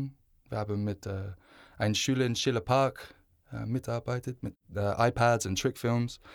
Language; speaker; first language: German; non-native, learner; English